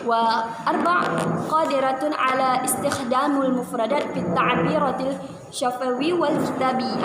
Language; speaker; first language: Arabic; non-native, learner; Indonesian